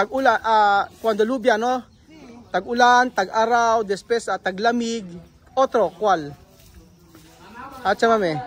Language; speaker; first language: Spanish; non-native, learner; Filipino